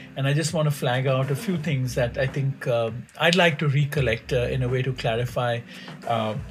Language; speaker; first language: English; non-native, local second language; Hindi